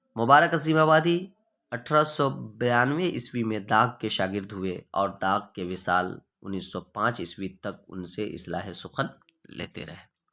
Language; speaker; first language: Urdu; native; Urdu